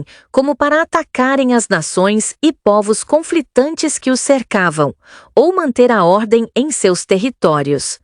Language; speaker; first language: Portuguese; native; Portuguese